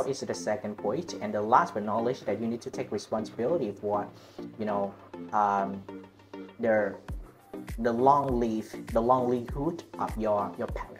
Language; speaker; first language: English; non-native, learner; Vietnamese